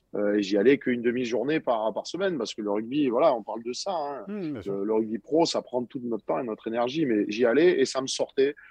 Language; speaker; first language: French; native; French